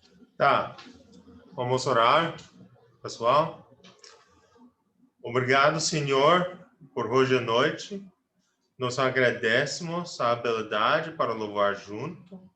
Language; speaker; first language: Portuguese; non-native, learner; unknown